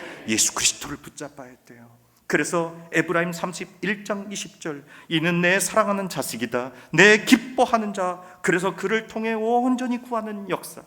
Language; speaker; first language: Korean; native; Korean